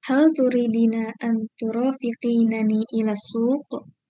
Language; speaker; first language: Arabic; non-native, learner; Indonesian